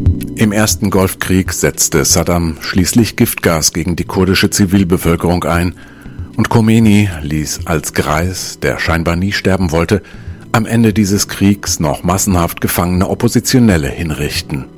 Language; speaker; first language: German; native; German